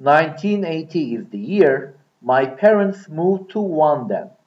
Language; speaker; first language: English; non-native, fluent; Turkish